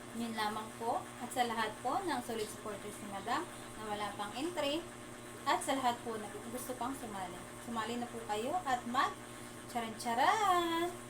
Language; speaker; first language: Filipino; native; Filipino